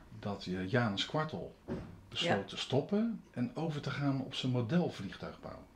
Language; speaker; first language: Dutch; native; Dutch